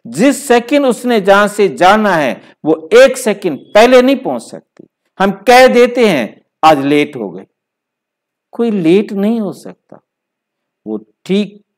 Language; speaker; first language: Hindi; native; Hindi